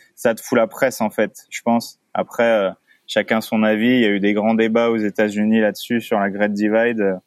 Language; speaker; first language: French; native; French